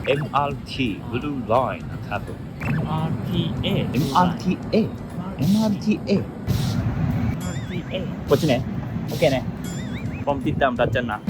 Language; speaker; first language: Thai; non-native, learner; Japanese